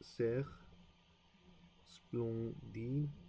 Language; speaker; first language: French; non-native, learner; English